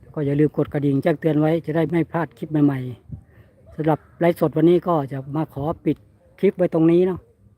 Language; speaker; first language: Thai; non-native, local second language; Northeastern Thai